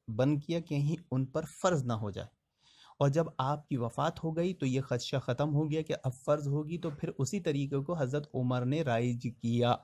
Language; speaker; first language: Urdu; native; Urdu